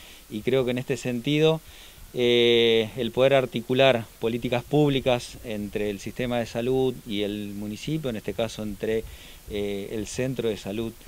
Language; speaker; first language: Spanish; native; Spanish